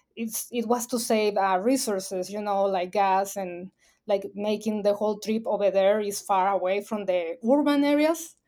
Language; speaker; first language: English; non-native, fluent; Spanish